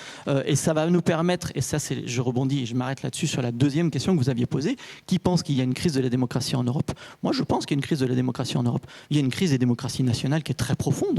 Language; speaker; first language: French; native; French